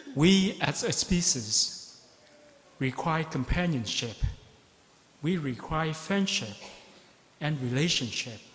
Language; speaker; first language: English; non-native, fluent; Vietnamese